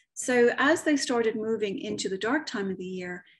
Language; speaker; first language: English; native; English